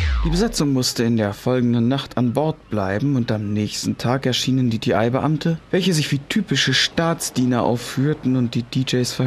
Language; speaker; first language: German; native; German